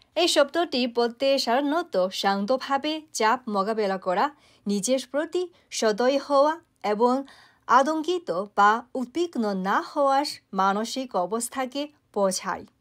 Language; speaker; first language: Bangla; non-native, fluent; Chinese